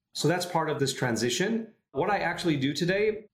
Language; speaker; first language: English; non-native, fluent; Hebrew